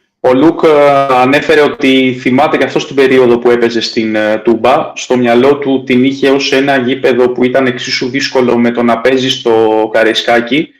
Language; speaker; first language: Greek; native; Greek